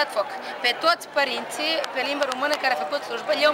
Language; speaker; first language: Romanian; early bilingual, heritage; Romanian